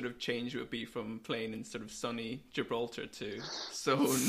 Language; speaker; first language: English; native; English